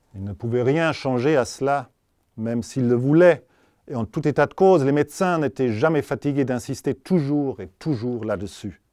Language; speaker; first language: French; non-native, fluent; German